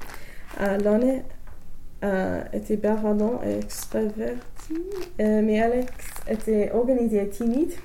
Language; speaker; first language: French; non-native, learner; English